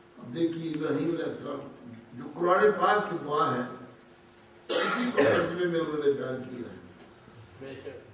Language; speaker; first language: Urdu; non-native, local second language; Punjabi